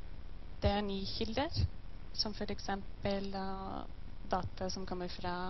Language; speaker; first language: Norwegian; non-native, learner; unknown